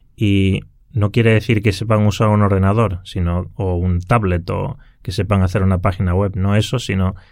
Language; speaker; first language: Spanish; native; Spanish